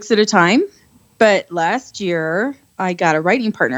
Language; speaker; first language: English; native; English